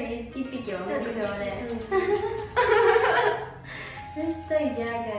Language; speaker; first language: Japanese; native; Japanese